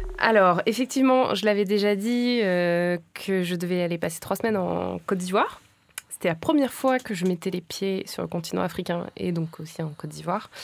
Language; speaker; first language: French; native; French